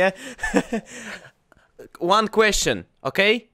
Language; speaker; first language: English; non-native, learner; Russian